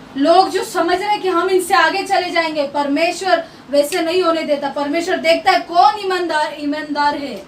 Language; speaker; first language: Hindi; non-native, local second language; Marathi